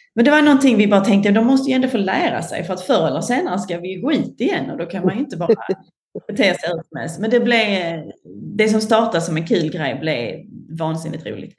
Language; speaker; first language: Swedish; native; Swedish